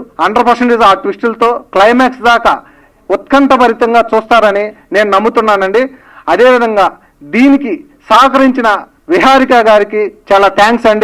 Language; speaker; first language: Telugu; native; Telugu